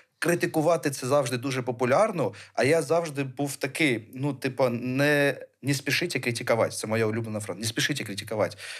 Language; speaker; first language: Ukrainian; early bilingual, other home language; Armenian